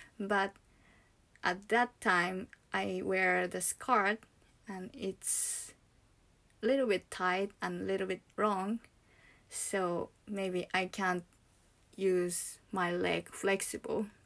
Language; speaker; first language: English; non-native, learner; Japanese